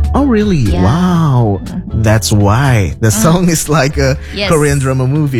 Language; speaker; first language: English; non-native, fluent; Indonesian